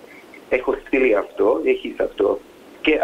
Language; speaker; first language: Greek; early bilingual, heritage; English